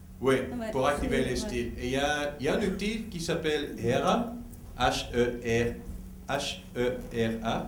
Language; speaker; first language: French; non-native, fluent; English